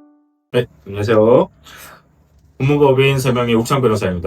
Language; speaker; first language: Korean; native; Korean